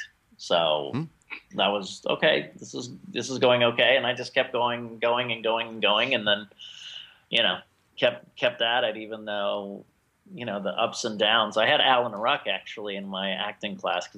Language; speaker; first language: English; native; English